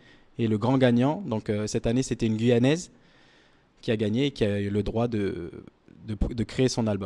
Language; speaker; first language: French; native; French